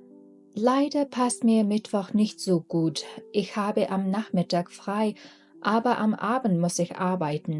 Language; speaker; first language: German; non-native, fluent; Mongolian